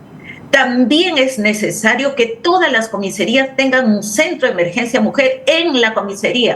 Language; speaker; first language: Spanish; native; Spanish